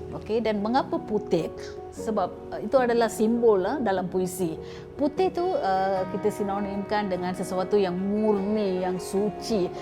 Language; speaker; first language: Malay; non-native, local second language; Tamil